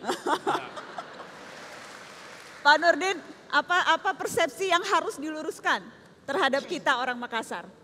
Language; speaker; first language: Indonesian; native; Indonesian